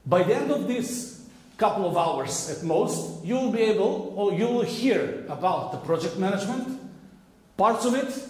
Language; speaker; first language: English; non-native, fluent; Macedonian